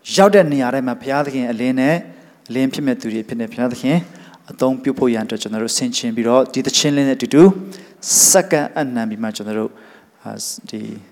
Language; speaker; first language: Burmese; non-native, local second language; Hakha Chin